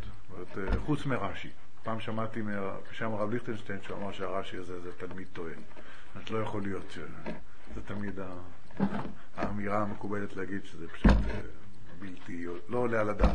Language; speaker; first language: Hebrew; native; Hebrew